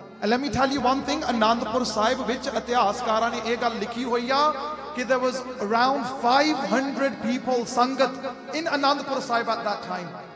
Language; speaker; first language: English; early bilingual, other home language; Punjabi